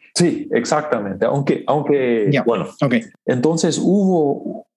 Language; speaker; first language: Spanish; non-native, local second language; Plautdietsch